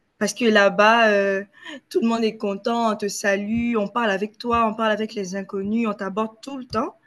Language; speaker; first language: French; native; French